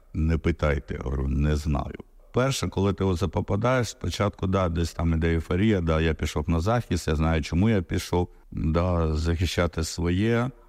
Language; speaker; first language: Ukrainian; non-native, local second language; Russian